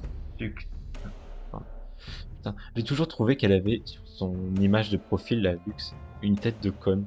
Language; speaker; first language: French; native; French